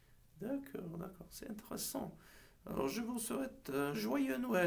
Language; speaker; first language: French; non-native, fluent; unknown